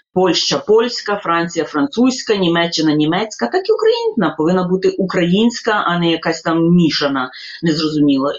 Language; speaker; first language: Ukrainian; native; Ukrainian